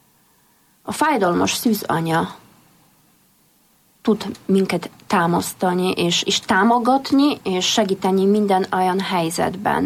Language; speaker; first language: Hungarian; non-native, fluent; Polish